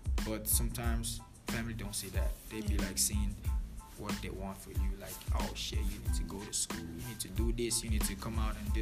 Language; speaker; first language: English; non-native, local second language; Igbo